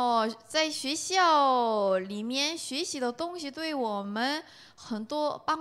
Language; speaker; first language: Chinese; non-native, learner; Korean